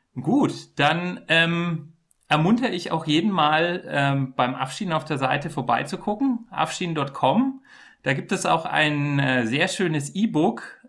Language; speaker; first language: German; native; German